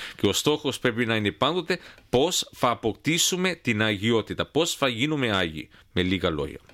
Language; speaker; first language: Greek; early bilingual, heritage; Greek